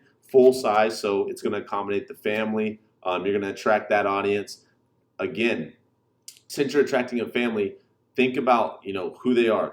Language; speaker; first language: English; native; English